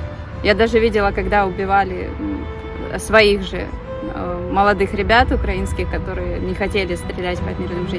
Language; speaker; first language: Russian; native; Russian